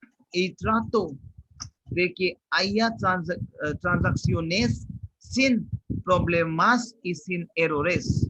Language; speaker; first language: Spanish; non-native, fluent; Hindi